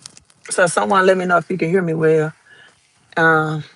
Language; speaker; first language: English; native; English